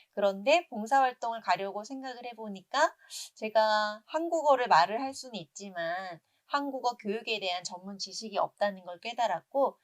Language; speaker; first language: Korean; native; Korean